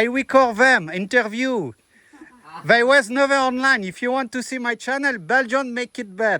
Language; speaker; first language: English; non-native, learner; French